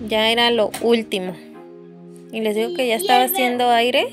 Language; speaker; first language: Spanish; native; Spanish